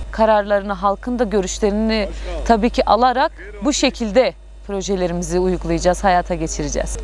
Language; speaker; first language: Turkish; native; Turkish